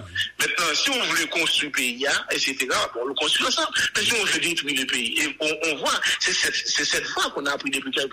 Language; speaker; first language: French; non-native, local second language; Haitian Creole